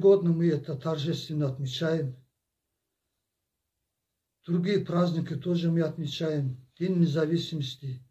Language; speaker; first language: Russian; non-native, local second language; Azerbaijani